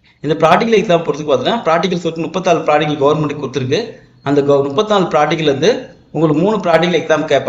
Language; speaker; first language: Tamil; native; Tamil